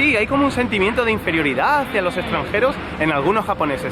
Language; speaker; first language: Spanish; native; Spanish